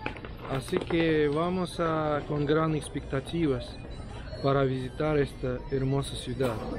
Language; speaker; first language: Spanish; non-native, fluent; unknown